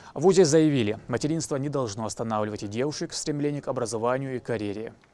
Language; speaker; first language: Russian; non-native, local second language; Chechen